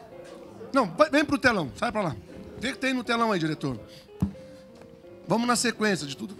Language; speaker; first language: Portuguese; native; Portuguese